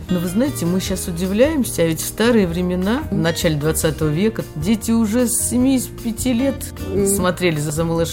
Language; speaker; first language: Russian; native; Russian